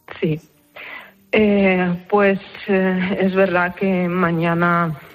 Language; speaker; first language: Spanish; non-native, fluent; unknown